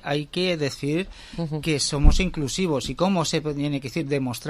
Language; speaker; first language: Spanish; native; Spanish